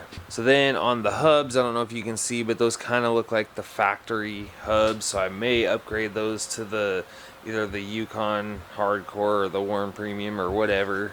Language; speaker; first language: English; native; English